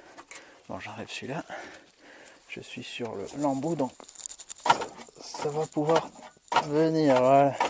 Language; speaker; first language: French; native; French